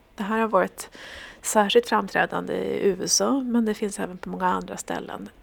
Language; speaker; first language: Swedish; native; Swedish